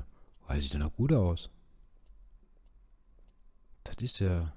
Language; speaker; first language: German; native; German